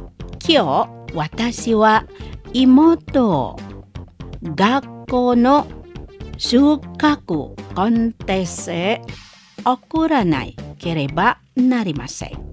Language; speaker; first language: Japanese; non-native, fluent; Indonesian